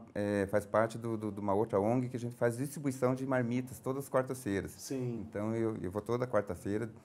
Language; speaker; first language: Portuguese; native; Portuguese